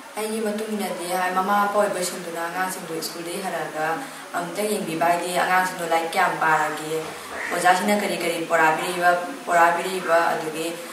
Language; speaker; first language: Manipuri; native; Manipuri